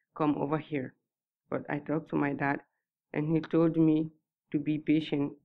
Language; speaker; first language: English; non-native, fluent; Susu